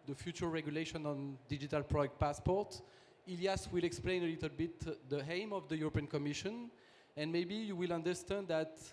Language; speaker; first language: English; non-native, fluent; French